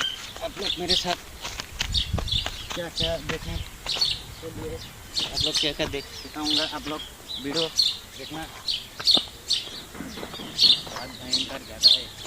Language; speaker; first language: Hindi; non-native, local second language; Assamese